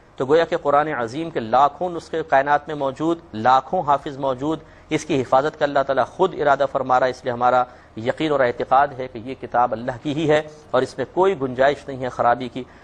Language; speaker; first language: Urdu; native; Urdu